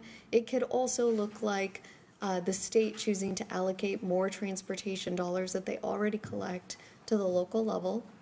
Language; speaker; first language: English; native; English